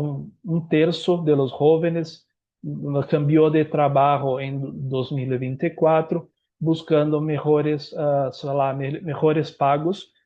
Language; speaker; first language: Spanish; non-native, learner; Portuguese